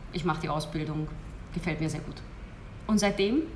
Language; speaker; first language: German; early bilingual, heritage; Hungarian